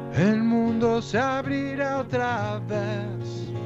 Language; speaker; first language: Spanish; native; Spanish